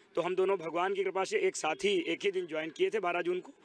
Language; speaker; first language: Hindi; native; Hindi